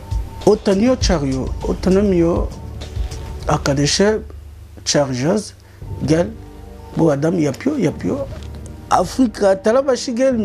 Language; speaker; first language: Turkish; non-native, learner; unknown